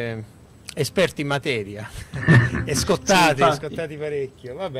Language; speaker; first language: Italian; native; Italian